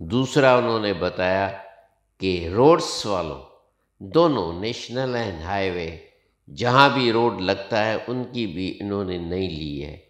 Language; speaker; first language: Urdu; non-native, local second language; Sindhi